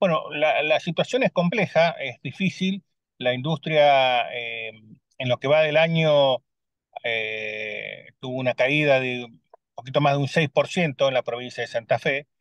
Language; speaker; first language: Spanish; native; Spanish